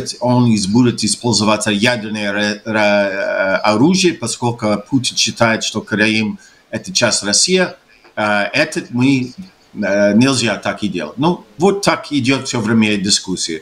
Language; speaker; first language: Russian; non-native, fluent; English